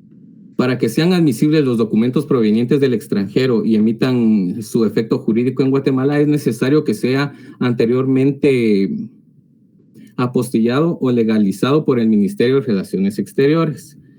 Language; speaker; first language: Spanish; native; Spanish